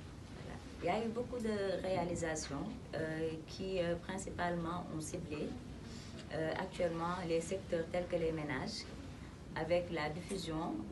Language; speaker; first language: French; non-native, local second language; Wolof